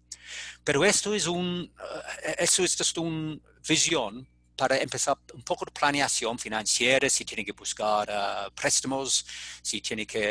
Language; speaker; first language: Spanish; non-native, fluent; English